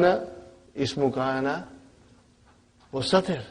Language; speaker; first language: Arabic; non-native, fluent; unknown